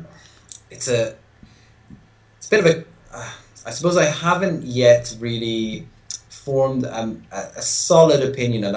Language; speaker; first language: English; native; English